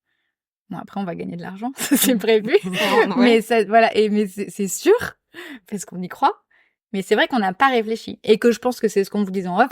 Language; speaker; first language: French; native; French